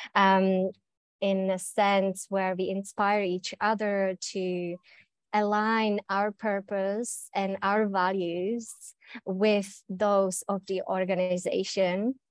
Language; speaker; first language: English; native; English